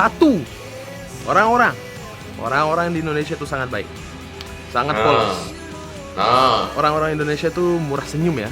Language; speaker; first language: Indonesian; non-native, learner; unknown